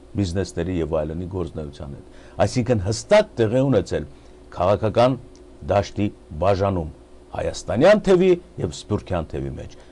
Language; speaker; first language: Armenian; native; Armenian